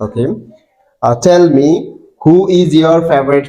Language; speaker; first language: English; non-native, fluent; Bangla